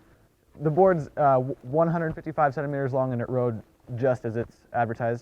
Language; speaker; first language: English; native; English